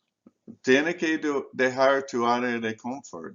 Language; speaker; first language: Spanish; non-native, fluent; English